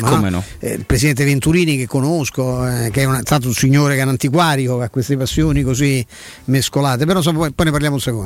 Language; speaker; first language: Italian; native; Italian